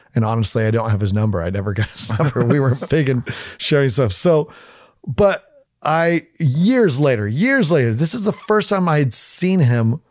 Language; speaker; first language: English; native; English